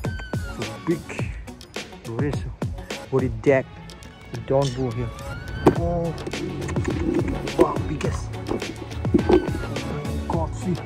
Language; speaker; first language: English; non-native, learner; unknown